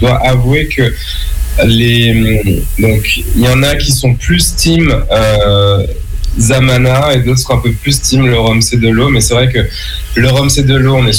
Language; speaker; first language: French; native; French